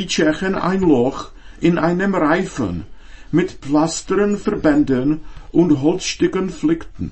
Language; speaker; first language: German; non-native, fluent; Czech